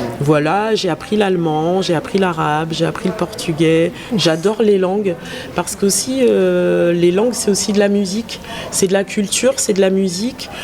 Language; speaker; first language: French; native; French